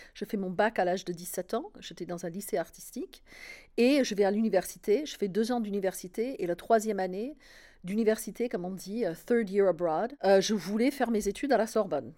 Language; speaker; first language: French; non-native, fluent; English